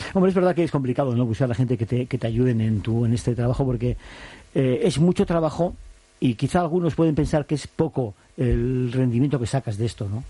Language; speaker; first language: Spanish; native; Spanish